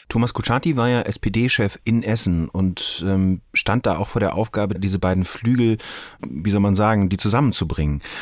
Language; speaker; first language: German; native; German